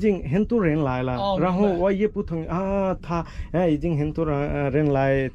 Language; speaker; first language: Chinese; non-native, learner; Bangla